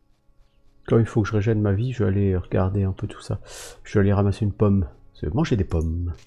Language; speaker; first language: French; native; French